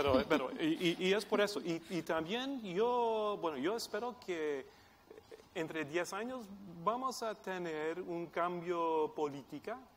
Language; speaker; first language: Spanish; non-native, fluent; English